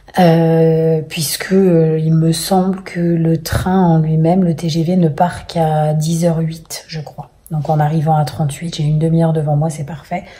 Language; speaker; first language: French; native; French